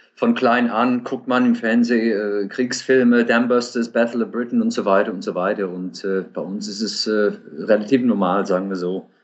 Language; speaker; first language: German; non-native, fluent; English